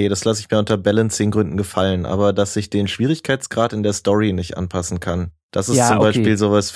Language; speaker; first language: German; native; German